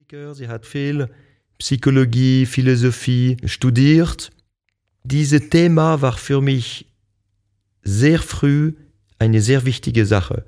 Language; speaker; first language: German; non-native, local second language; French